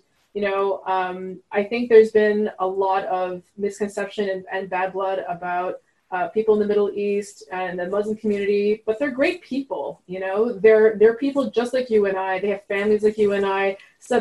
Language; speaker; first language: English; non-native, fluent; French